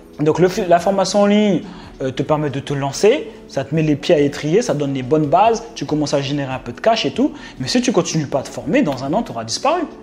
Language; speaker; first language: French; native; French